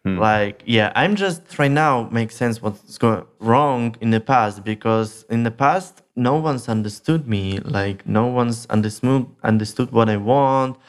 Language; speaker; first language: English; non-native, learner; Russian